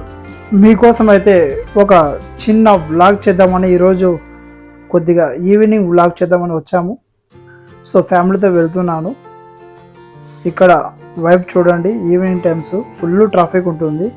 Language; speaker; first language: Telugu; native; Telugu